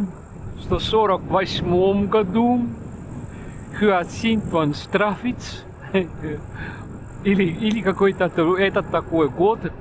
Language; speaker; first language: Russian; non-native, learner; Estonian